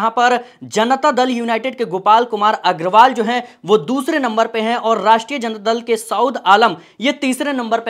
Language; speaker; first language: Hindi; native; Hindi